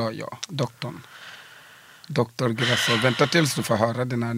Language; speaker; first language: Swedish; early bilingual, other home language; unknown